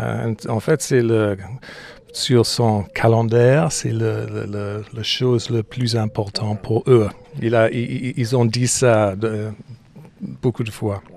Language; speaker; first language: French; non-native, fluent; English